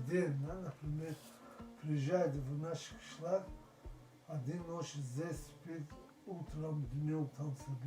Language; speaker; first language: Russian; non-native, local second language; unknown